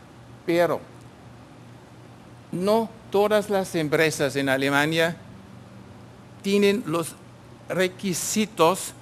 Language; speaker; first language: Spanish; non-native, fluent; German